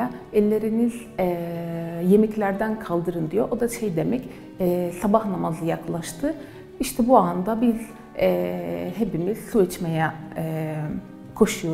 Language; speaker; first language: Turkish; non-native, fluent; Arabic